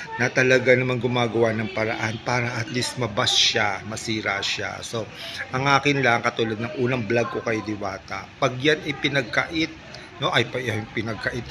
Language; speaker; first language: Filipino; non-native, local second language; Waray